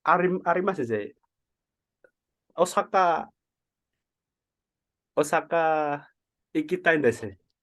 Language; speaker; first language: Japanese; non-native, learner; Indonesian